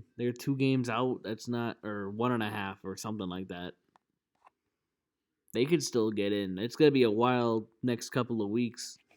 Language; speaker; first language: English; native; English